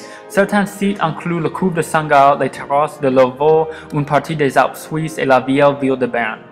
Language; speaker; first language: French; non-native, learner; English